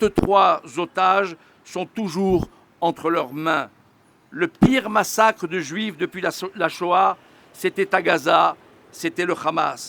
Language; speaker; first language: French; native; French